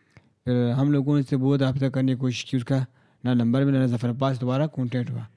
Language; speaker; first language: Urdu; non-native, local second language; Hazaragi